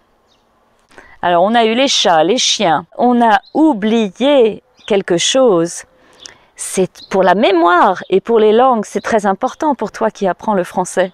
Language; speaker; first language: French; native; French